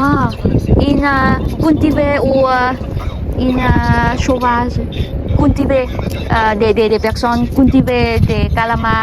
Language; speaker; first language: French; non-native, learner; Vietnamese